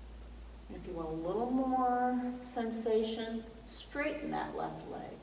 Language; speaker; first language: English; native; English